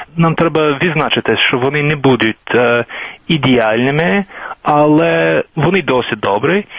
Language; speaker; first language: Ukrainian; non-native, fluent; English